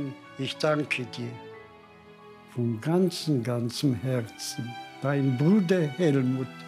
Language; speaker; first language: German; non-native, fluent; Polish